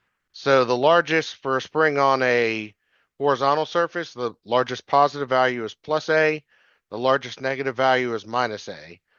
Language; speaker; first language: English; native; English